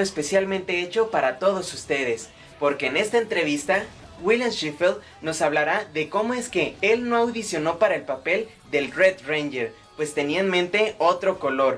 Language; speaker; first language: Spanish; native; Spanish